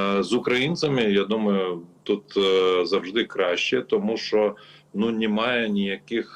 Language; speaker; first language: Ukrainian; non-native, learner; Lithuanian